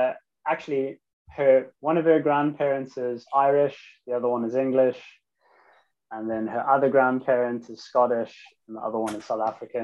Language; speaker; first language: English; native; English